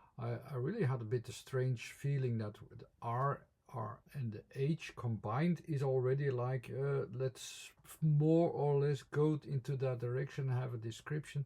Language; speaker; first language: English; non-native, fluent; Dutch